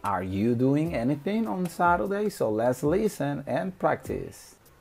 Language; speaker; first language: English; non-native, fluent; Spanish